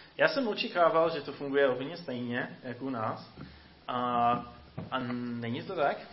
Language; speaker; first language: Czech; non-native, fluent; English